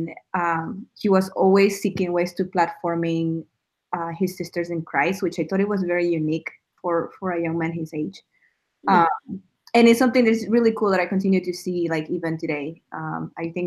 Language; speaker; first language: English; non-native, fluent; Spanish